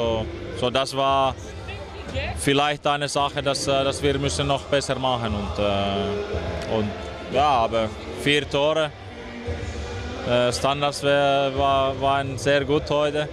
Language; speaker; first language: German; non-native, fluent; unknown